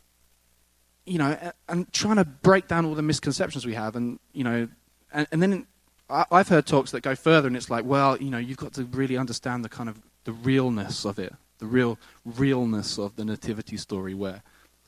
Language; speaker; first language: English; native; English